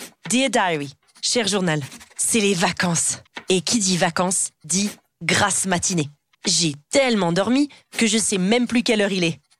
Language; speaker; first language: French; native; French